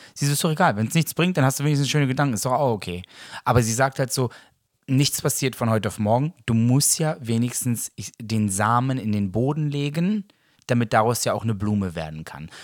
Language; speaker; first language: German; early bilingual, other home language; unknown